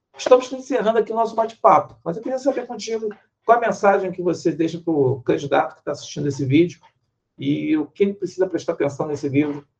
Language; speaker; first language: Portuguese; native; Portuguese